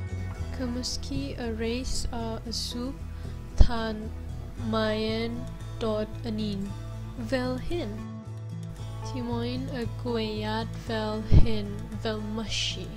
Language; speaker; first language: Welsh; non-native, learner; Malay